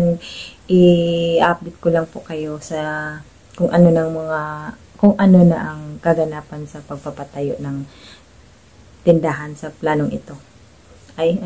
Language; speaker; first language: Filipino; native; Filipino